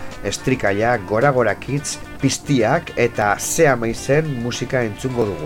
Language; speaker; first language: Basque; native; Basque